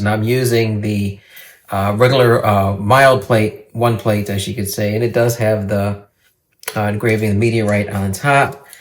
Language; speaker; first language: English; native; English